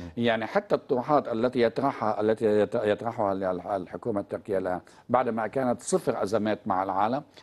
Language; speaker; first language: Arabic; native; Arabic